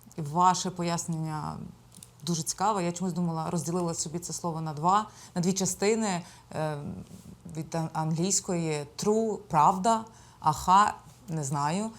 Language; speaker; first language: Ukrainian; native; Ukrainian